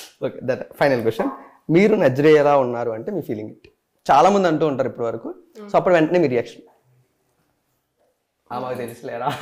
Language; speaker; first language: Telugu; native; Telugu